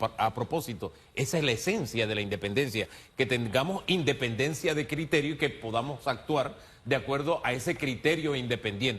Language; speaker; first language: Spanish; native; Spanish